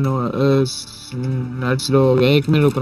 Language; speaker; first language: Hindi; native; Hindi